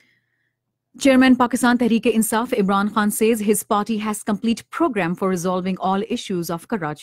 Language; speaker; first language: English; non-native, local second language; Urdu